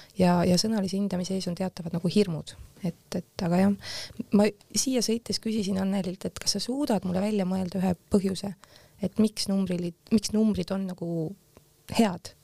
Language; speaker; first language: Estonian; native; Estonian